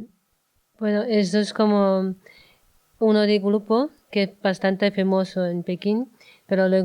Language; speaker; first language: Spanish; non-native, learner; Chinese